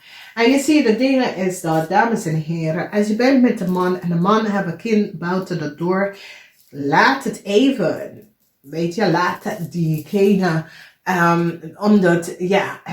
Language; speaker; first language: Dutch; non-native, fluent; English